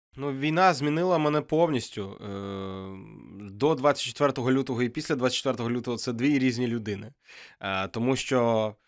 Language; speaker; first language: Ukrainian; non-native, local second language; Russian